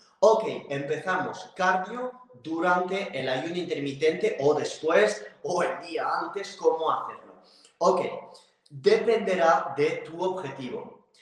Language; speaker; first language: Spanish; non-native, fluent; French